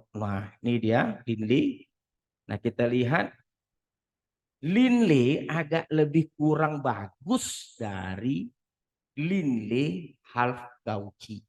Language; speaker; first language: Indonesian; native; Indonesian